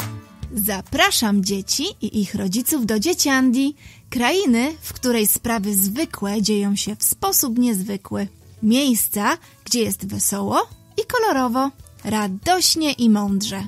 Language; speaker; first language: Polish; native; Polish